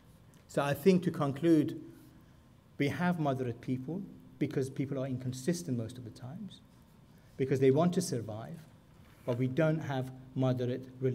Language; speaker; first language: English; non-native, fluent; Persian